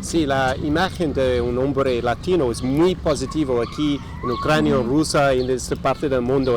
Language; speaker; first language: Spanish; non-native, fluent; English